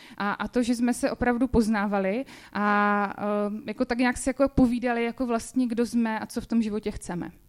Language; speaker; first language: Czech; native; Czech